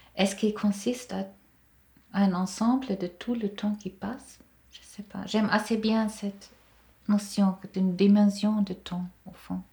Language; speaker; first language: French; non-native, fluent; German